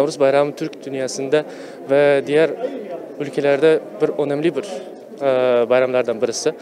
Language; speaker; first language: Turkish; non-native, fluent; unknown